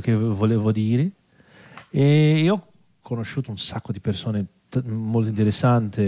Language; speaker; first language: Italian; non-native, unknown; Portuguese